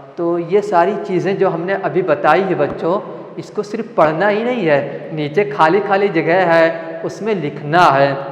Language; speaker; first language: Urdu; non-native, local second language; Malayalam